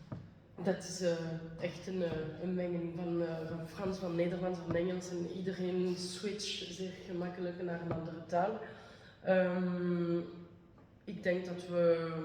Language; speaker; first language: Dutch; non-native, local second language; French